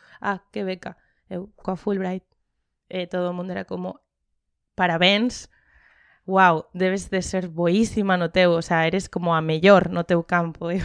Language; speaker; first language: Galician; non-native, local second language; Spanish